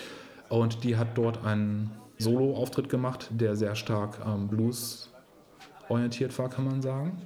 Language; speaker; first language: German; native; German